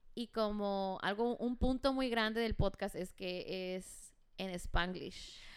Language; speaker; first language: Spanish; early bilingual, heritage; Spanish